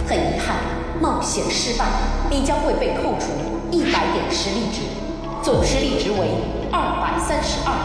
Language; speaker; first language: Chinese; native; Chinese